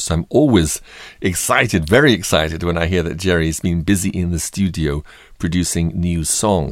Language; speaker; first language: English; native; English